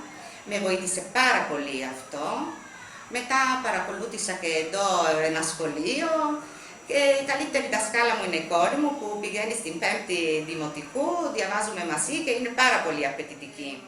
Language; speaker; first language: Greek; non-native, fluent; Italian